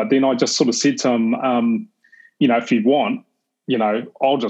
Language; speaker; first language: English; native; English